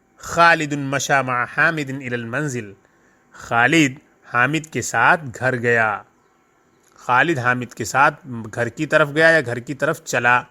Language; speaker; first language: Urdu; native; Urdu